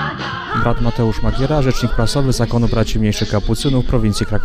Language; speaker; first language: Polish; native; Polish